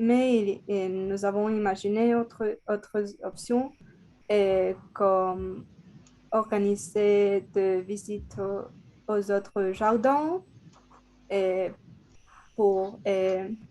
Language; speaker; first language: French; non-native, learner; Spanish